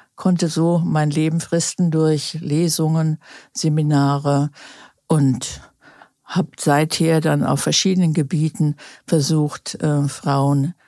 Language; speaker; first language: German; native; German